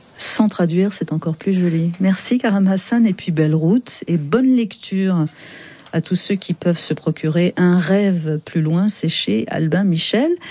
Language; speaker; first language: French; native; French